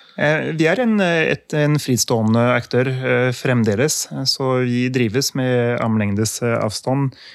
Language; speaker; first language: Norwegian; non-native, fluent; French